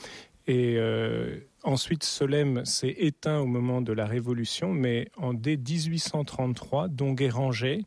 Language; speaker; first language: French; native; French